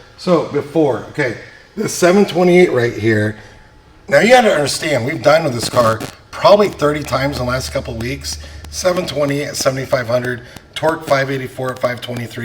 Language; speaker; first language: English; native; English